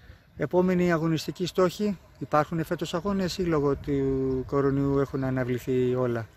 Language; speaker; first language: Greek; native; Greek